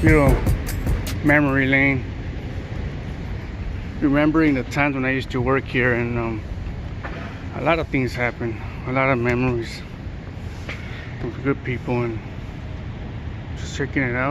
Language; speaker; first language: English; native; English